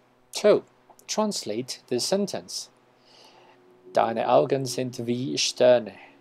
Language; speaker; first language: German; non-native, learner; Spanish